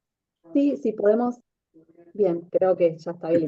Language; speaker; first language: Spanish; native; Spanish